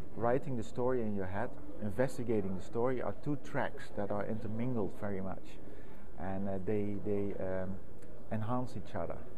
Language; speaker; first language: English; non-native, fluent; Dutch